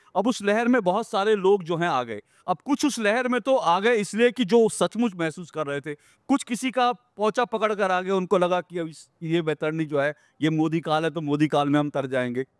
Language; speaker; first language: Hindi; native; Hindi